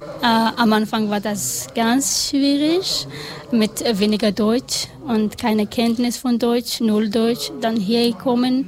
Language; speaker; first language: German; non-native, learner; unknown